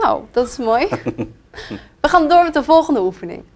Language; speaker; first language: Dutch; native; Dutch